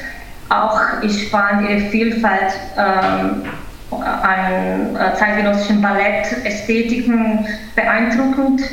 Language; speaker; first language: German; non-native, fluent; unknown